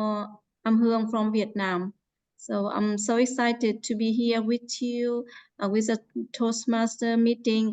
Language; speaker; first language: English; non-native, fluent; Vietnamese